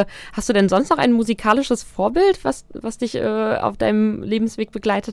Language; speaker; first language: German; native; German